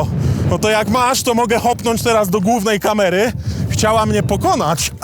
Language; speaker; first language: Polish; native; Polish